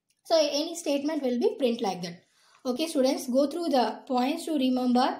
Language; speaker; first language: English; non-native, local second language; Tamil